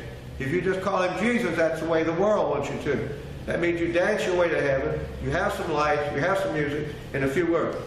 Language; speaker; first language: English; native; English